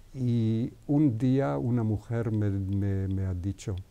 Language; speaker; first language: Spanish; non-native, fluent; Hebrew